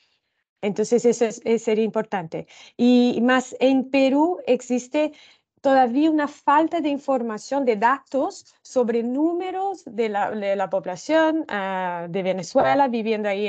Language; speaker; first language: Spanish; non-native, fluent; Portuguese